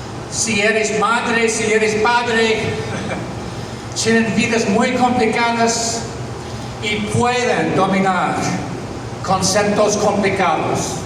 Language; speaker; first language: Spanish; non-native, fluent; English